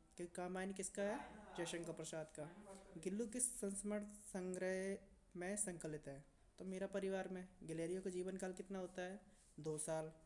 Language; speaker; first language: Hindi; native; Hindi